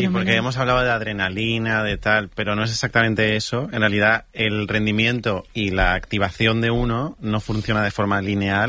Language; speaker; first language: Spanish; native; Spanish